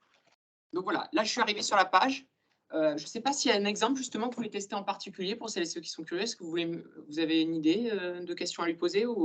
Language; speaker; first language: French; native; French